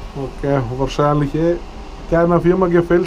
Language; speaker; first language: German; native; German